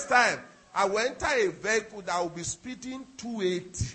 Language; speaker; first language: English; non-native, local second language; Yoruba